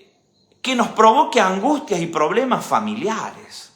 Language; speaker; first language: Spanish; native; Spanish